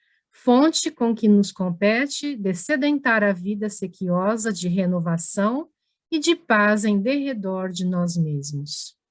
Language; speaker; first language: Portuguese; native; Portuguese